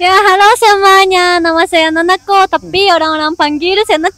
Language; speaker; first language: Indonesian; non-native, learner; Japanese